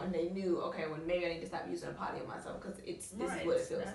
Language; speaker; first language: English; native; English